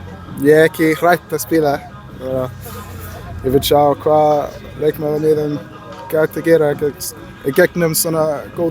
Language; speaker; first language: Icelandic; non-native, learner; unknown